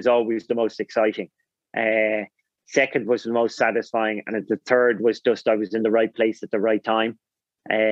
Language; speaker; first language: English; native; English